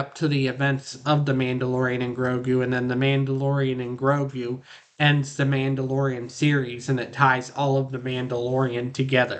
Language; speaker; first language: English; native; English